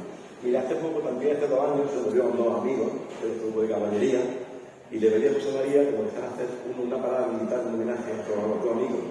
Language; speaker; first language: Spanish; native; Spanish